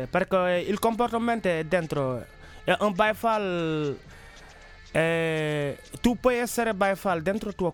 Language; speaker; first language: Italian; non-native, learner; Wolof